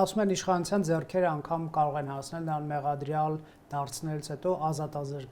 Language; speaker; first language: Armenian; native; Armenian